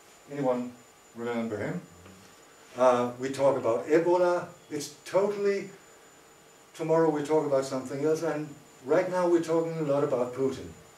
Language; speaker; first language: English; non-native, fluent; Danish